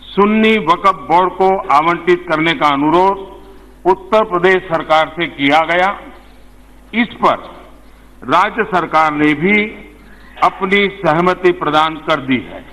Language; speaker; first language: Hindi; native; Hindi